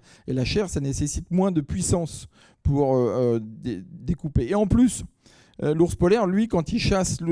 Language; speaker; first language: French; native; French